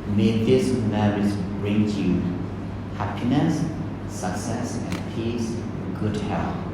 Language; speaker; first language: English; non-native, fluent; Burmese